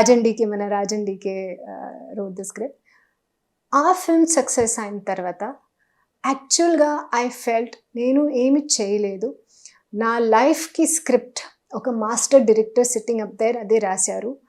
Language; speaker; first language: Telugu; non-native, local second language; Hindi